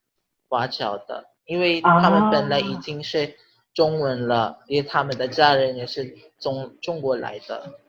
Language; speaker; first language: Chinese; non-native, learner; Filipino